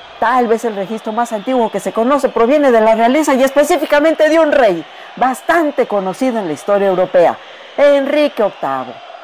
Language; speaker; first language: Spanish; native; Spanish